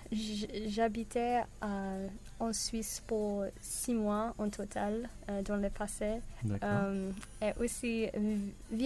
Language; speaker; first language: French; non-native, learner; English